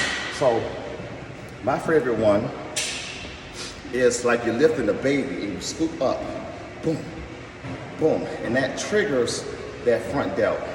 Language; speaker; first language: English; native; English